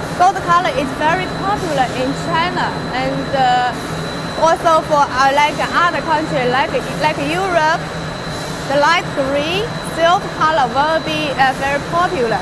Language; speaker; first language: English; non-native, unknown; Chinese